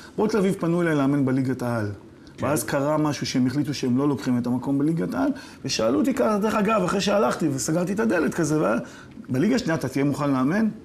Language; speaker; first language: Hebrew; native; Hebrew